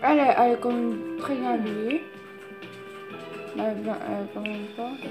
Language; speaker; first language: French; native; French